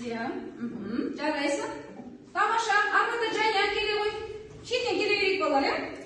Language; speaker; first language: Kazakh; native; Kazakh